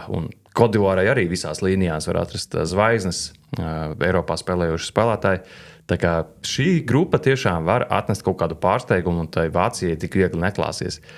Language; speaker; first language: Latvian; native; Latvian